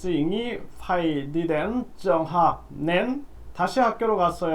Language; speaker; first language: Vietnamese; non-native, learner; Korean